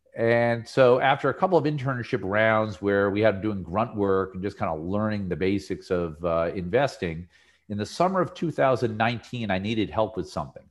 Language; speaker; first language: English; native; English